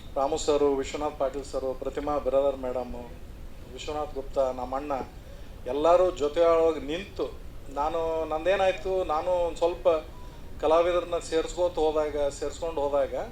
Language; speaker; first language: Kannada; native; Kannada